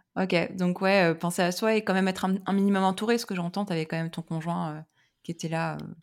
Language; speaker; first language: French; native; French